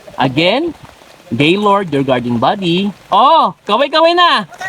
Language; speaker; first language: English; non-native, local second language; Filipino